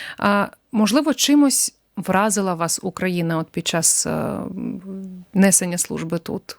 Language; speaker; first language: Ukrainian; native; Ukrainian